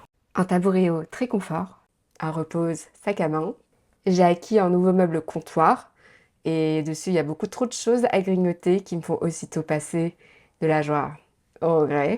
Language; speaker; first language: French; native; French